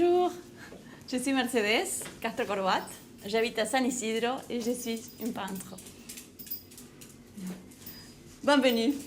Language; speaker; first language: French; non-native, fluent; Spanish